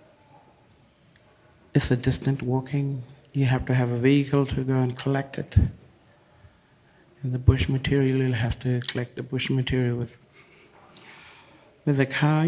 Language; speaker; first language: English; native; English